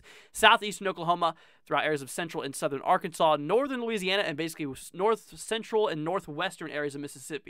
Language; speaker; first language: English; native; English